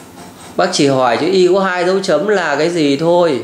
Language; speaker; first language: Vietnamese; native; Vietnamese